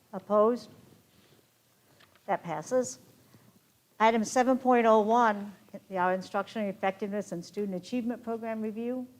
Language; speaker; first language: English; native; English